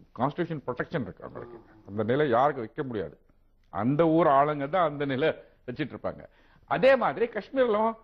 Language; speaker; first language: Tamil; non-native, local second language; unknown